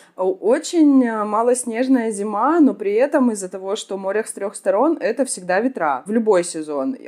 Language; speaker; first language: Russian; native; Russian